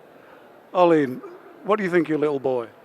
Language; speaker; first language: English; native; English